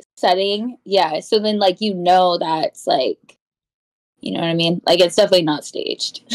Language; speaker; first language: English; native; English